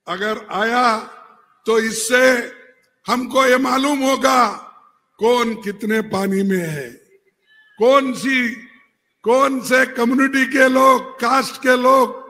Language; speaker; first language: Hindi; non-native, local second language; Kannada